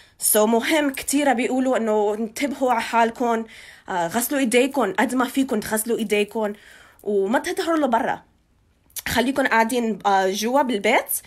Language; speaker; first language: Arabic; early bilingual, heritage; Arabic